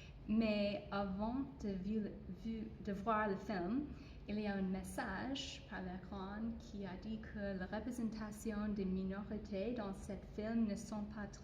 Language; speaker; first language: French; non-native, fluent; English